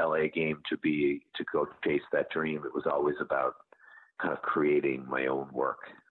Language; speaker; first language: English; native; English